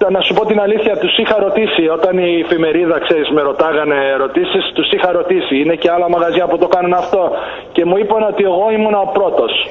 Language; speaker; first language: Greek; early bilingual, heritage; Greek